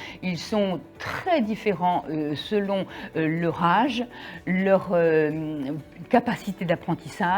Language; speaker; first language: French; native; French